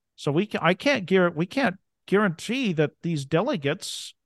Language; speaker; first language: English; native; English